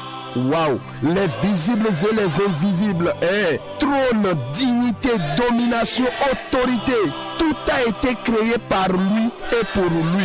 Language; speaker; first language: French; non-native, local second language; Fon